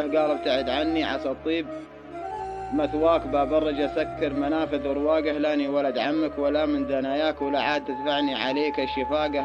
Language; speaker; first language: Arabic; native; Arabic